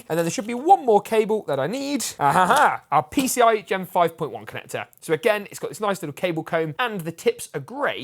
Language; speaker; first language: English; native; English